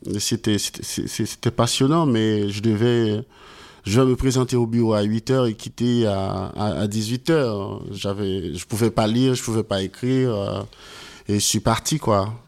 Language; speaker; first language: French; non-native, local second language; Haitian Creole